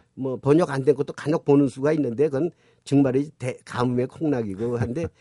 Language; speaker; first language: Korean; native; Korean